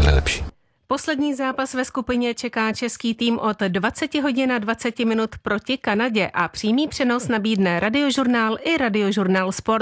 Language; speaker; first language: Czech; native; Czech